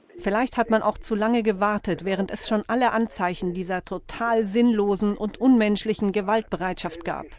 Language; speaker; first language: German; native; German